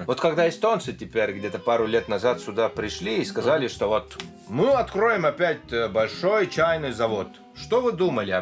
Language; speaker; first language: Russian; non-native, learner; Estonian